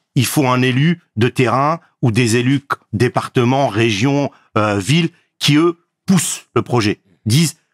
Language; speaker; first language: French; native; French